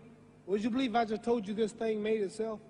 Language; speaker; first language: English; native; English